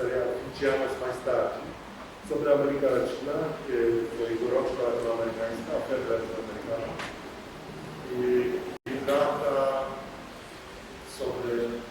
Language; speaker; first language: Portuguese; non-native, fluent; Polish